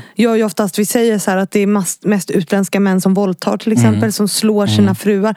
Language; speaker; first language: Swedish; native; Swedish